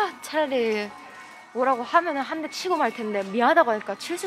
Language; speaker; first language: Korean; native; Korean